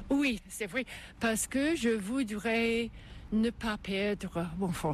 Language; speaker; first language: French; non-native, fluent; English